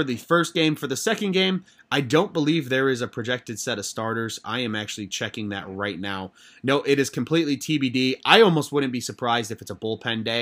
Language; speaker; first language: English; native; English